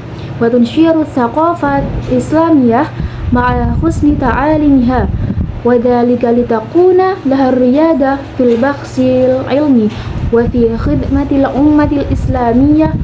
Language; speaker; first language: Arabic; non-native, learner; Indonesian